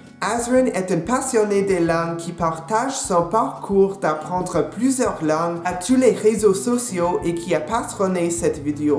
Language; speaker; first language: French; non-native, local second language; English